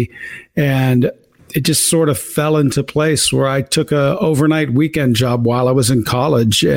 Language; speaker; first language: English; native; English